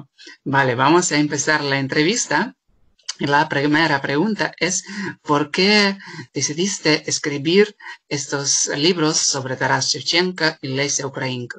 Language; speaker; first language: Spanish; non-native, fluent; Ukrainian